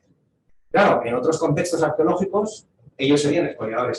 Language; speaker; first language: Spanish; native; Spanish